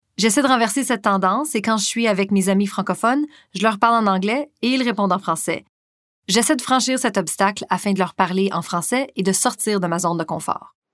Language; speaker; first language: French; non-native, local second language; English